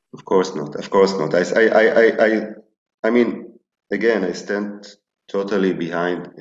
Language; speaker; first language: English; non-native, fluent; Hebrew